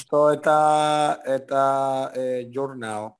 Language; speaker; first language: Russian; non-native, learner; Spanish